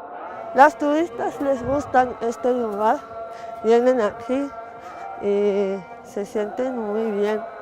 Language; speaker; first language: Spanish; non-native, learner; Arabic